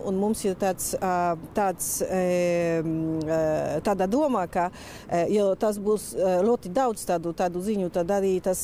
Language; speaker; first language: Latvian; non-native, fluent; Polish